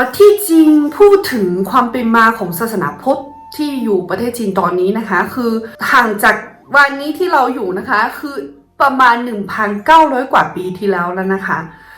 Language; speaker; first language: Thai; non-native, fluent; Chinese